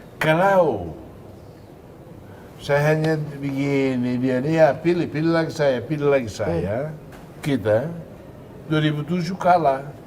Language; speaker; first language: Indonesian; non-native, fluent; Tetum